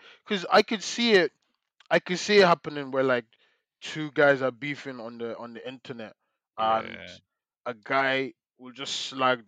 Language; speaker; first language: English; native; English